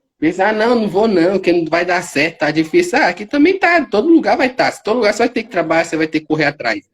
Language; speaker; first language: Portuguese; native; Portuguese